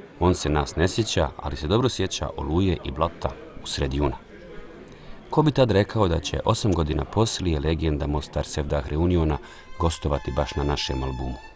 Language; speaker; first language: Bosnian; native; Bosnian